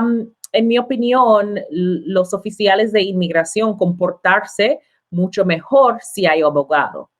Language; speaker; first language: Spanish; non-native, learner; English